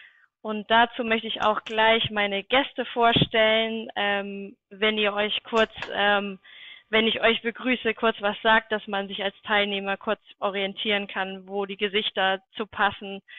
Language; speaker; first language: German; native; German